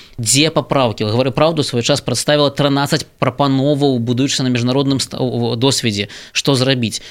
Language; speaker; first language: Belarusian; native; Belarusian